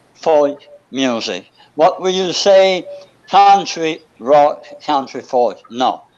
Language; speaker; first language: English; non-native, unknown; Italian